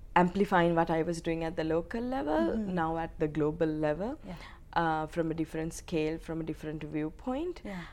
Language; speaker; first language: English; non-native, local second language; Sinhala